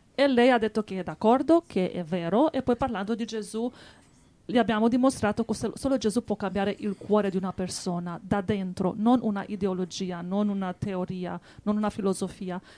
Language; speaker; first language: Italian; non-native, fluent; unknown